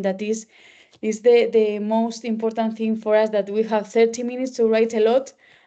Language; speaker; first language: English; non-native, learner; Spanish